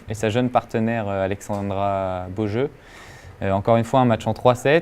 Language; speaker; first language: French; native; French